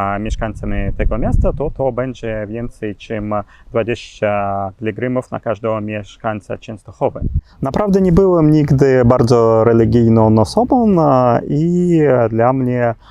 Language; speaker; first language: Polish; non-native, learner; Ukrainian